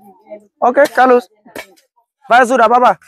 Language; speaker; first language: Portuguese; non-native, learner; Vietnamese